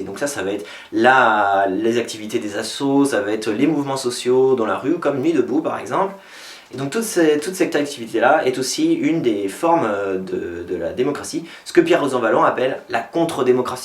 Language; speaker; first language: French; native; French